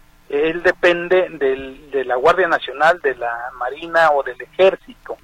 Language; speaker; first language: Spanish; native; Spanish